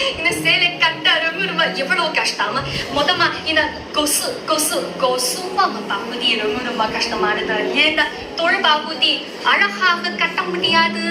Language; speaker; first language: Tamil; non-native, fluent; Chinese